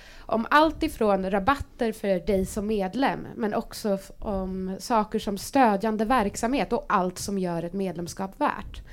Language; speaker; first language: Swedish; native; Swedish